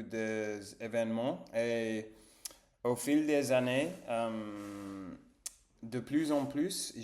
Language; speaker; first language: French; non-native, learner; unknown